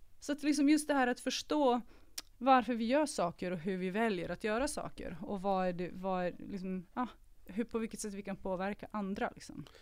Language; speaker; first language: Swedish; early bilingual, other home language; Serbian